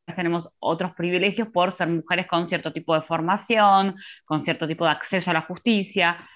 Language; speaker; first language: Spanish; native; Spanish